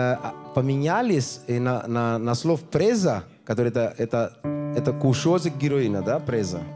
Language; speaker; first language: Russian; non-native, learner; Greek